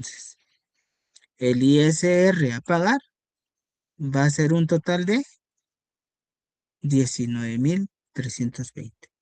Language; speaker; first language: Spanish; native; Spanish